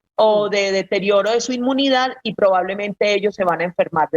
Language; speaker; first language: Spanish; native; Spanish